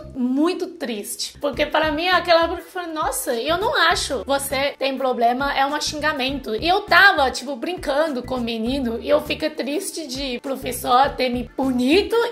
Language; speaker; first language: Portuguese; non-native, fluent; Chinese